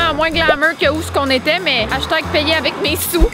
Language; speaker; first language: French; native; French